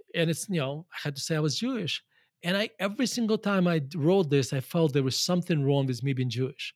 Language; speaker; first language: English; non-native, fluent; Russian